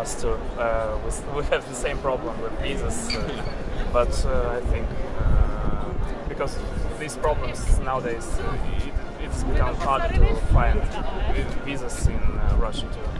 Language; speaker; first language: English; non-native, learner; Russian